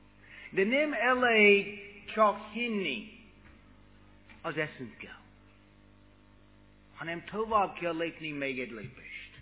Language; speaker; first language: Hungarian; non-native, fluent; English